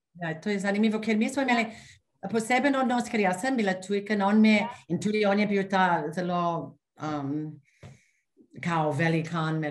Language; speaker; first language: Slovenian; non-native, fluent; English